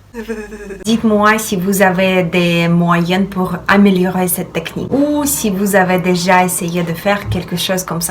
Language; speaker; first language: French; non-native, fluent; Russian